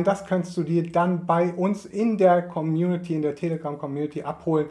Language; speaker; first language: German; native; German